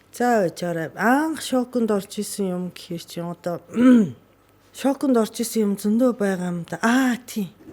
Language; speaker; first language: Mongolian; non-native, fluent; Japanese